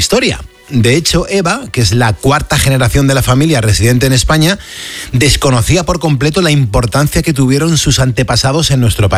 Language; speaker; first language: Spanish; native; Spanish